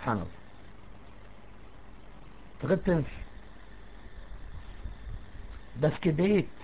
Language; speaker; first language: German; non-native, fluent; Arabic